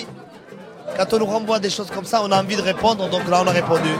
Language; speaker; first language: French; native; French